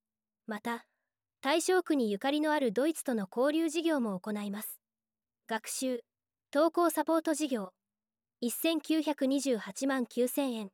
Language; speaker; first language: Japanese; native; Japanese